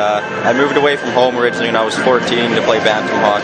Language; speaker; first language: English; native; English